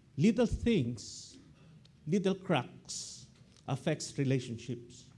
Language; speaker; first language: English; non-native, local second language; Filipino